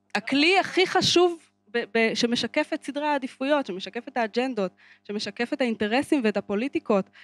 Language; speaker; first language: Hebrew; native; Hebrew